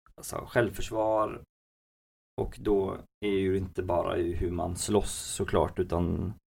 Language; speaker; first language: Swedish; native; Swedish